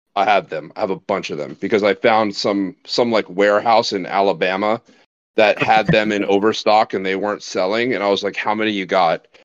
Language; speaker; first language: English; native; English